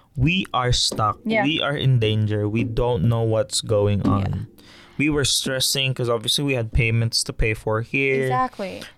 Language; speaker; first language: English; non-native, local second language; Filipino